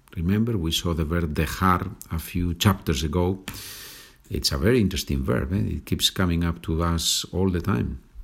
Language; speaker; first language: English; non-native, fluent; Spanish